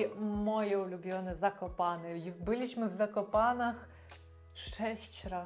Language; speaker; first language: Polish; non-native, learner; Russian